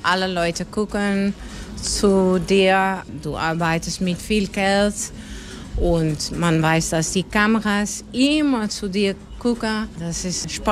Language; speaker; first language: German; non-native, learner; Dutch